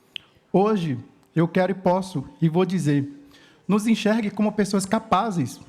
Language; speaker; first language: Portuguese; non-native, local second language; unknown